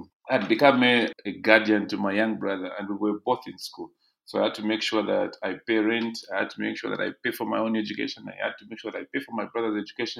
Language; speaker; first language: English; non-native, local second language; Bemba